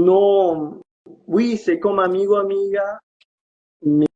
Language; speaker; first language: French; non-native, fluent; Spanish